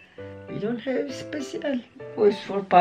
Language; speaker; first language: English; non-native, learner; Turkish